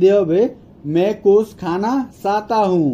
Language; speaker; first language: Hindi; non-native, fluent; Bangla